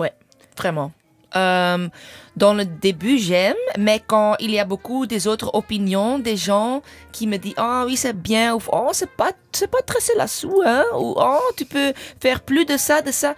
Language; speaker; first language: French; non-native, learner; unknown